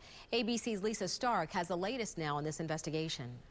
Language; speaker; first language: English; native; English